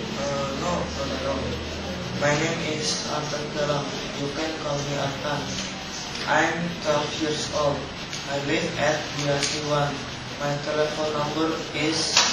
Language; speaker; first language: English; non-native, learner; Indonesian